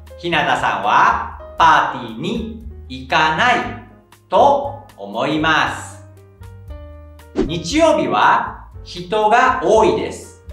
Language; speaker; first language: Japanese; non-native, fluent; Indonesian